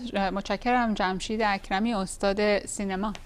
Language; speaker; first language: Persian; native; Persian